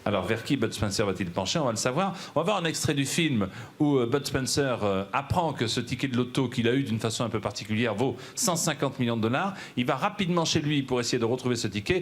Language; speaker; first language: French; native; French